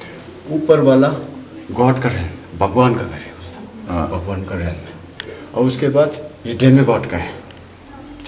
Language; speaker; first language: Hindi; non-native, learner; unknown